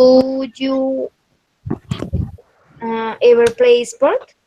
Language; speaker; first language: English; non-native, learner; Spanish